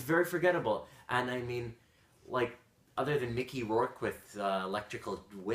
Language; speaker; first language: English; native; English